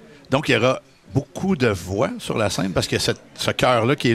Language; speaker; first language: French; native; French